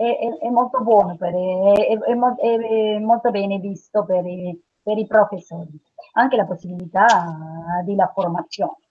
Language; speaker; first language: Italian; non-native, learner; Spanish